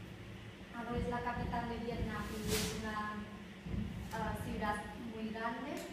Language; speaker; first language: Spanish; non-native, learner; Vietnamese